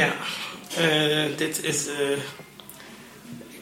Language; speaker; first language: Dutch; non-native, learner; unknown